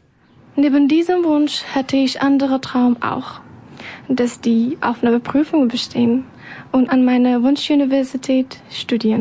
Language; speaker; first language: German; non-native, learner; Persian